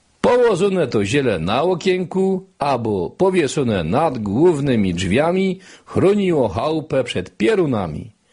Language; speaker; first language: Polish; native; Polish